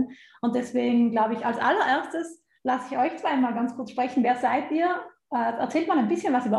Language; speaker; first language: German; native; German